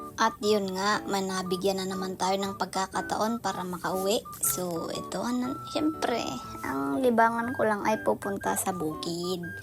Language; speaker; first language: Filipino; non-native, local second language; Iloko